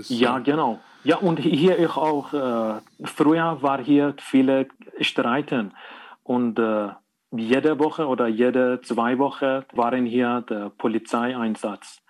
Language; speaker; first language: German; non-native, learner; Persian